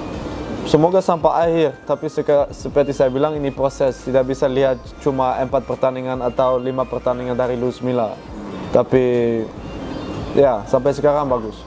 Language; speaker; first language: Indonesian; non-native, fluent; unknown